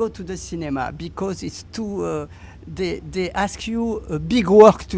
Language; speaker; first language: English; non-native, learner; French